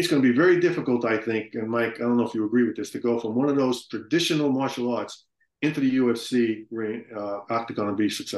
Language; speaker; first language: English; native; English